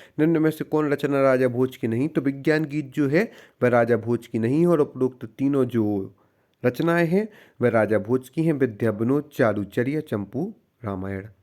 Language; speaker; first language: Hindi; native; Hindi